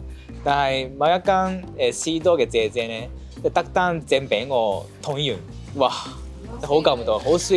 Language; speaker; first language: Cantonese; non-native, fluent; Japanese